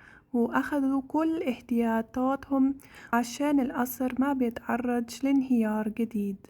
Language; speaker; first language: Arabic; non-native, fluent; German